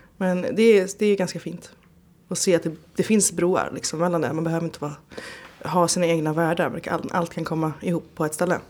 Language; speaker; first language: Swedish; early bilingual, other home language; Persian